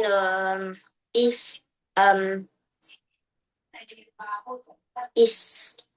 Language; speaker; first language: English; non-native, learner; Vietnamese